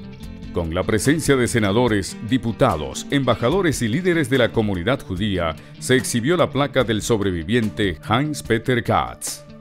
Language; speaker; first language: Spanish; native; Spanish